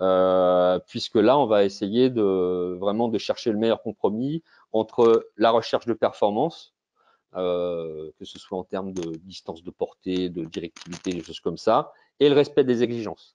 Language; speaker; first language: French; native; French